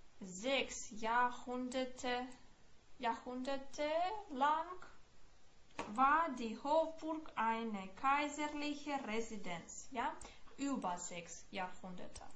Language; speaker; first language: German; non-native, fluent; Ukrainian